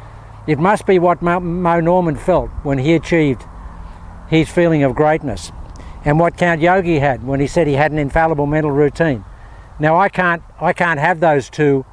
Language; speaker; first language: English; native; English